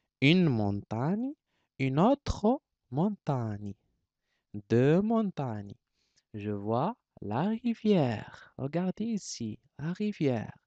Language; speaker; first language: French; non-native, local second language; Arabic